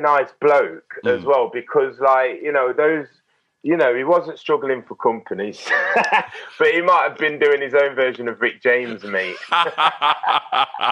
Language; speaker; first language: English; native; English